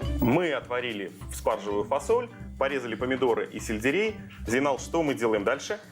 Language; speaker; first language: Russian; native; Russian